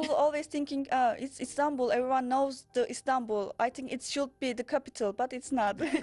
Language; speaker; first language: English; non-native, learner; Turkish